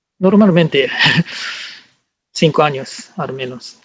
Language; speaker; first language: Spanish; non-native, learner; Japanese